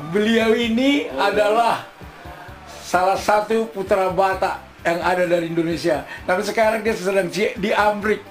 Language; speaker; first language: Indonesian; native; Indonesian